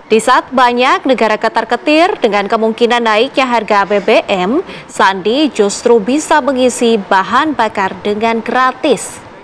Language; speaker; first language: Indonesian; native; Indonesian